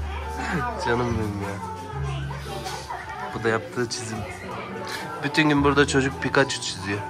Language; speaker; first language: Turkish; native; Turkish